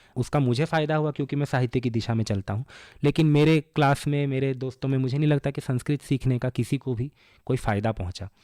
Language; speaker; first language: Hindi; non-native, local second language; Bangla